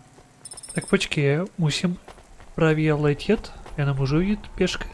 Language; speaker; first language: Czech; non-native, learner; Ukrainian